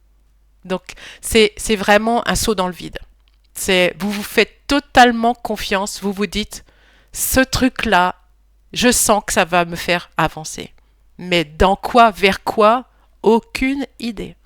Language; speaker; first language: French; native; French